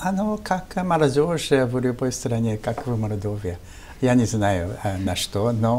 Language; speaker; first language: Russian; non-native, fluent; Japanese